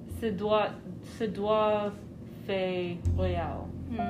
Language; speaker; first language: French; non-native, learner; English